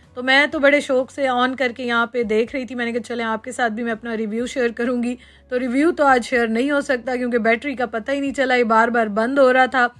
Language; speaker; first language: Urdu; native; Urdu